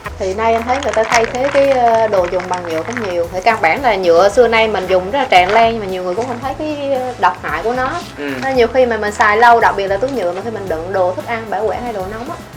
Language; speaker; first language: Vietnamese; native; Vietnamese